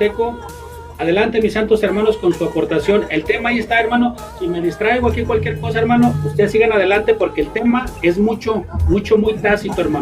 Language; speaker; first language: Spanish; native; Spanish